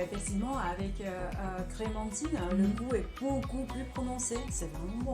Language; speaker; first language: French; non-native, fluent; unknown